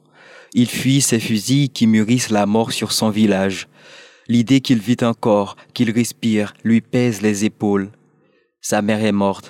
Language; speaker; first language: French; non-native, local second language; Haitian Creole